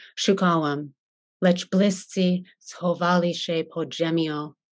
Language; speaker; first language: Polish; non-native, fluent; English